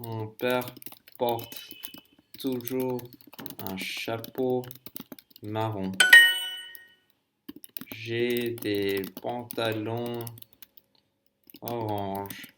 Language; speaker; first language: French; non-native, learner; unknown